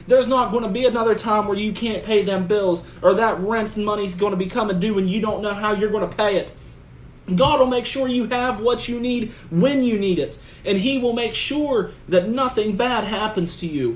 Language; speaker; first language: English; native; English